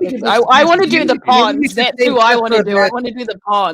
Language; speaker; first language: English; native; English